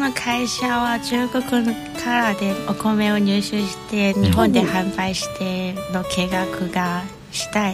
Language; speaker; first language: Japanese; non-native, fluent; Chinese